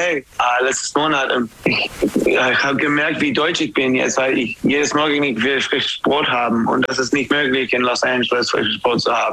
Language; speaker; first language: German; non-native, fluent; English